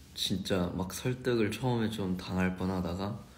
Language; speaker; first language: Korean; early bilingual, heritage; Korean